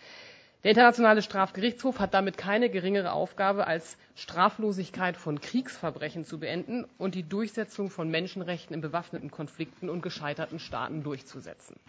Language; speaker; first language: German; native; German